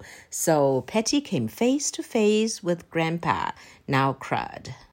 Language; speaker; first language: English; non-native, fluent; Chinese